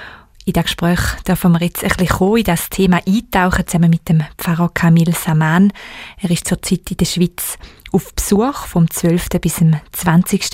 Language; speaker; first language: German; native; German